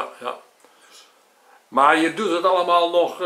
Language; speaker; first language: Dutch; native; Dutch